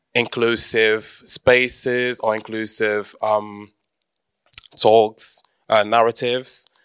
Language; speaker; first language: English; early bilingual, heritage; Portuguese